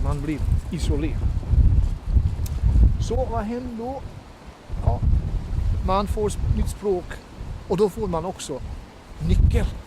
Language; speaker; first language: Swedish; non-native, fluent; Bosnian